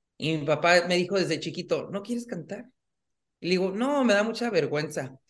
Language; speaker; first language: Spanish; early bilingual, heritage; Spanish